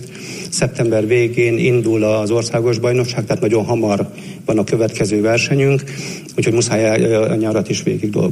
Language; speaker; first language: Hungarian; native; Hungarian